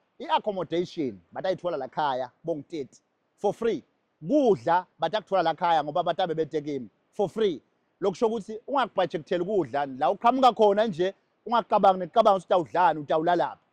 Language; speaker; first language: Zulu; non-native, local second language; Swati